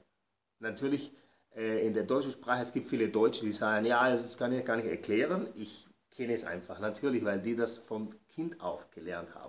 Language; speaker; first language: German; non-native, fluent; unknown